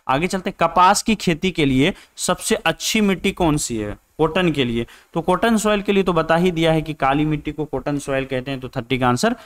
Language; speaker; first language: Hindi; native; Hindi